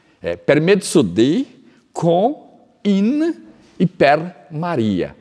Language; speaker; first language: Italian; non-native, fluent; Portuguese